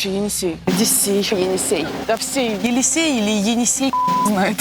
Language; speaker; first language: Russian; native; Russian